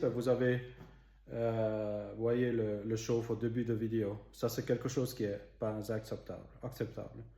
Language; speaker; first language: French; non-native, local second language; German